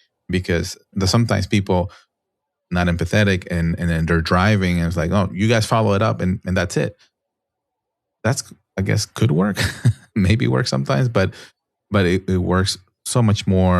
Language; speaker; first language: English; non-native, fluent; Spanish